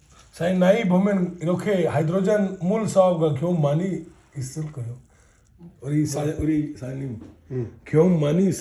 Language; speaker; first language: Korean; non-native, learner; Hindi